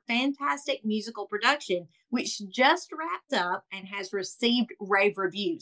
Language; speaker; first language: English; native; English